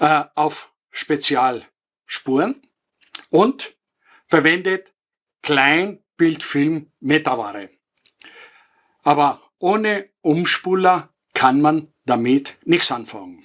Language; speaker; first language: German; non-native, fluent; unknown